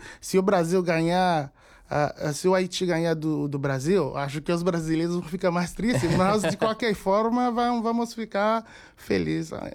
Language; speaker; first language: Portuguese; non-native, fluent; Haitian Creole